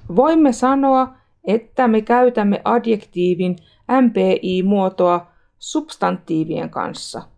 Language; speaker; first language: Finnish; non-native, fluent; Russian